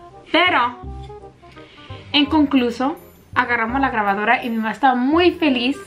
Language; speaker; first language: Spanish; early bilingual, heritage; Spanish